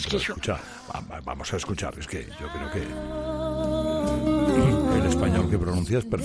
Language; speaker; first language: Spanish; native; Spanish